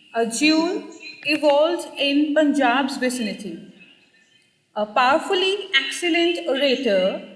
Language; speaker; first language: English; non-native, local second language; Punjabi